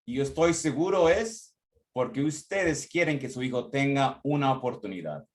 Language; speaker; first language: Spanish; early bilingual, heritage; Spanish